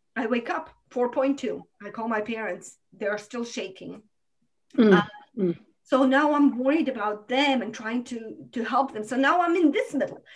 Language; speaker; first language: English; non-native, fluent; Croatian